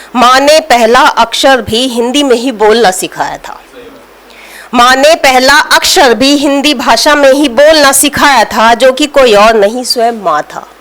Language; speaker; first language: Hindi; native; Hindi